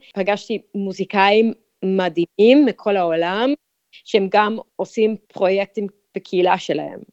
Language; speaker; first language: Hebrew; non-native, fluent; English